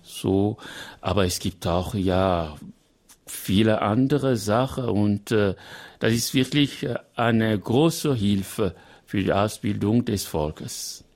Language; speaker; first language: German; non-native, learner; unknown